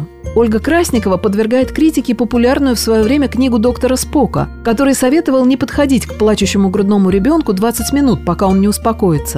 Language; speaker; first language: Russian; native; Russian